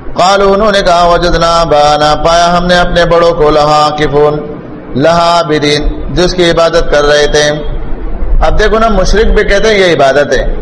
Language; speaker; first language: Urdu; non-native, local second language; Pashto